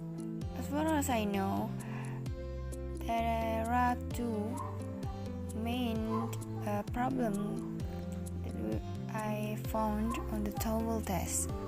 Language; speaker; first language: English; non-native, learner; Indonesian